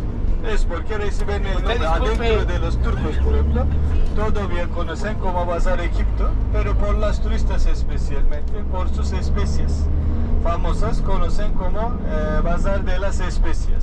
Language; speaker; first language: Spanish; non-native, fluent; Turkish